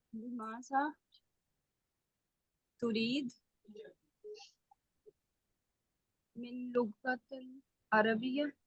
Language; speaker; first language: Arabic; non-native, learner; Urdu